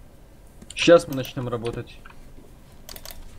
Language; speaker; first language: Russian; native; Russian